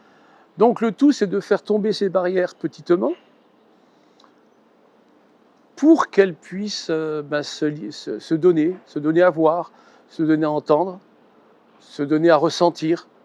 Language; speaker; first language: French; native; French